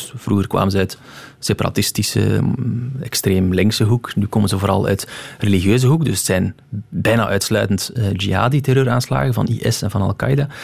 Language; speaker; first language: Dutch; native; Dutch